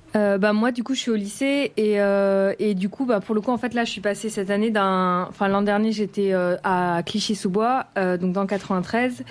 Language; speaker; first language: French; native; French